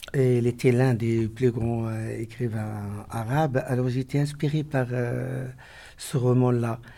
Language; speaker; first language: French; non-native, local second language; Arabic